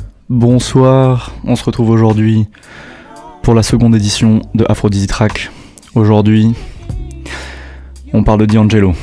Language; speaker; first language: French; native; French